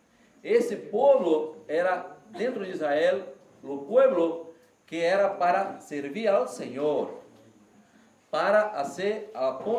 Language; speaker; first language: Spanish; non-native, learner; Portuguese